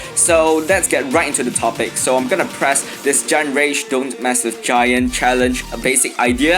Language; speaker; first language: English; non-native, fluent; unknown